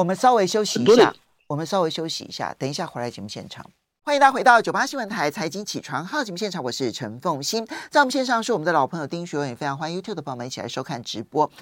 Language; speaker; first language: Chinese; native; Chinese